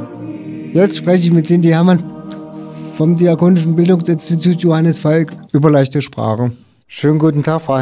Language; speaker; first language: German; native; German